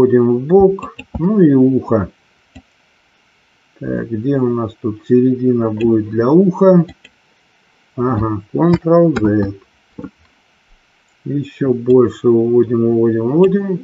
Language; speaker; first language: Russian; native; Russian